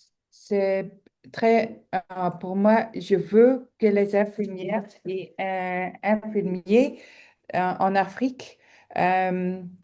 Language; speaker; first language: French; non-native, local second language; Dutch